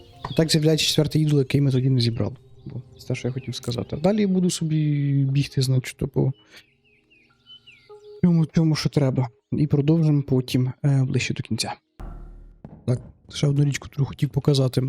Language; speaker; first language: Ukrainian; native; Ukrainian